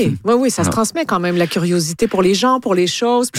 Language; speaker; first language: French; native; French